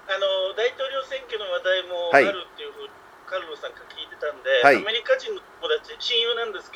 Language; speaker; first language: Japanese; native; Japanese